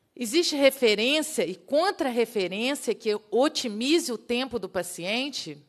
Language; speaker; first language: Portuguese; native; Portuguese